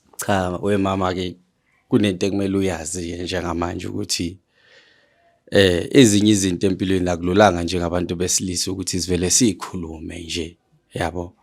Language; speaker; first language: Zulu; native; Zulu